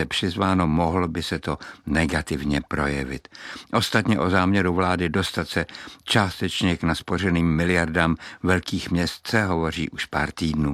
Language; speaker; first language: Czech; native; Czech